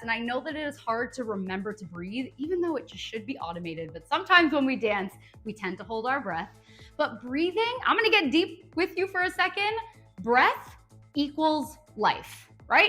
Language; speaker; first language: English; native; English